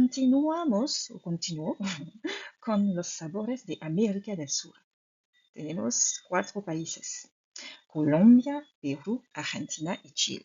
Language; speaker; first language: Spanish; non-native, fluent; French